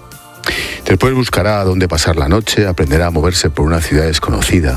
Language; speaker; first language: Spanish; native; Spanish